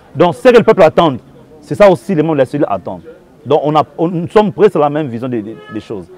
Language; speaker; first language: French; non-native, local second language; Lingala